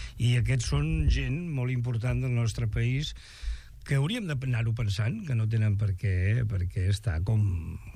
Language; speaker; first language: Catalan; non-native, local second language; Spanish